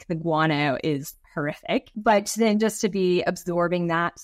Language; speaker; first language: English; native; English